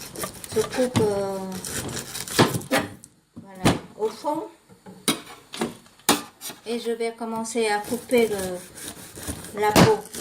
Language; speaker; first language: French; non-native, learner; Vietnamese